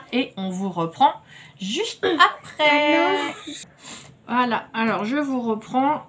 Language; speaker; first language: French; native; French